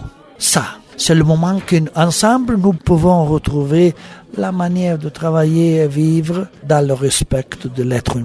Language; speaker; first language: French; non-native, learner; Italian